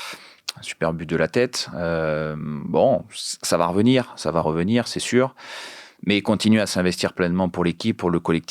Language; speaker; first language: French; native; French